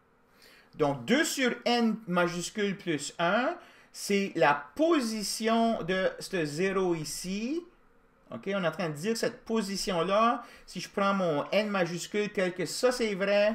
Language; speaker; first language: French; native; French